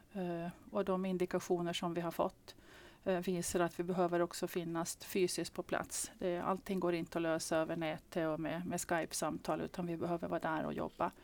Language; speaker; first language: Swedish; native; Swedish